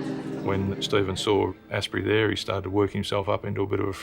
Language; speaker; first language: English; native; English